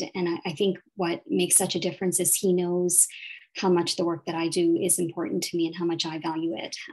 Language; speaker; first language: English; native; English